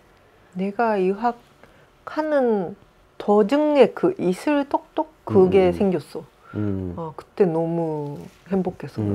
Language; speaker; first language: Korean; non-native, fluent; Japanese